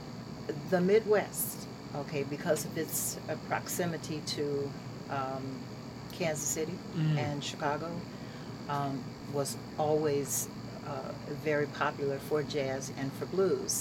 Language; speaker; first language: English; native; English